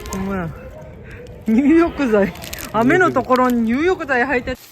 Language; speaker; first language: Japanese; non-native, fluent; Korean